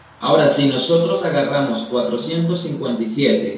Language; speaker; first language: Spanish; native; Spanish